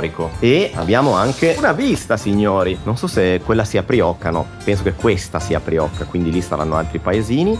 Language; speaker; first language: Italian; native; Italian